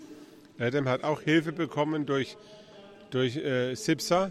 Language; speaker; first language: German; early bilingual, heritage; German